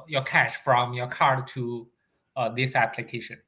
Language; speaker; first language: English; non-native, learner; Chinese